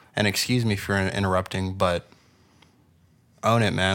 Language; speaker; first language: English; early bilingual, other home language; Spanish